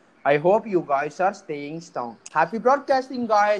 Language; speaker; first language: English; non-native, local second language; Tamil